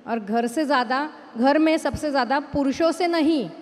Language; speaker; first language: Hindi; non-native, local second language; Marathi